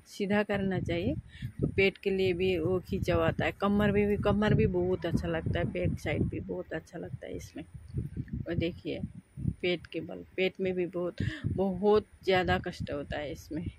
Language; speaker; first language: Hindi; non-native, local second language; Nepali